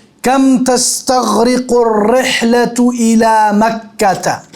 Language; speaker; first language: Arabic; non-native, fluent; Urdu